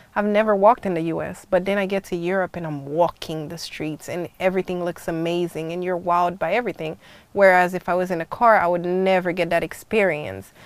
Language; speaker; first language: English; early bilingual, other home language; Haitian Creole